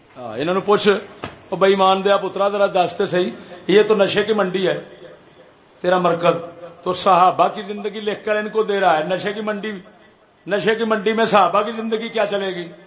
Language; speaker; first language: Urdu; native; Urdu